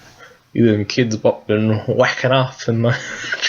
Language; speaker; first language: English; native; English